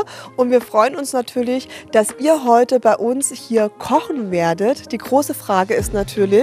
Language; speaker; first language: German; native; German